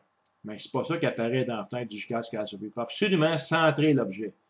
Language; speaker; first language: French; native; French